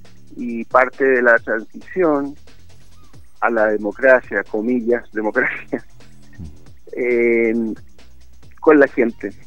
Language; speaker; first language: Spanish; native; Spanish